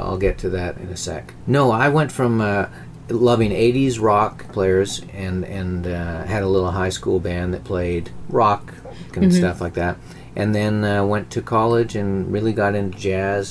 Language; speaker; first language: English; native; English